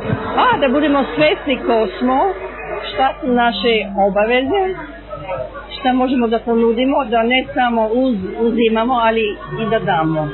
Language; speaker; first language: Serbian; early bilingual, heritage; Serbian